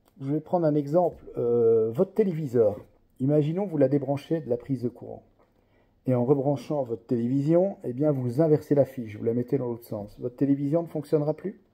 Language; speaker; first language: French; native; French